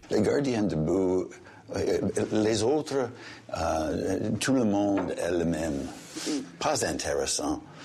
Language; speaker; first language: French; non-native, local second language; English